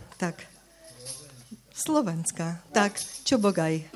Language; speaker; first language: Czech; non-native, fluent; Ukrainian